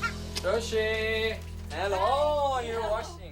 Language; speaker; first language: English; non-native, learner; Korean